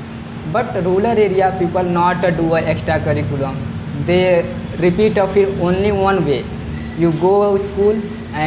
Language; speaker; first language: English; non-native, learner; Hindi